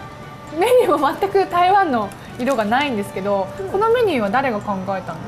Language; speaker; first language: Japanese; native; Japanese